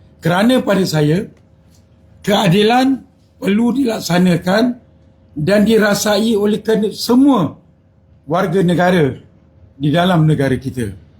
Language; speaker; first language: Malay; native; Malay